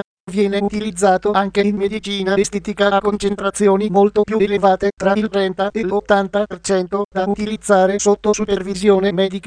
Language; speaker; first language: Italian; native; Italian